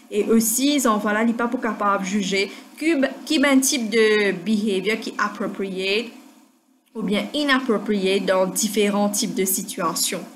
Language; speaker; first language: French; non-native, local second language; Morisyen